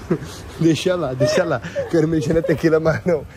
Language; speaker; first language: Portuguese; native; Portuguese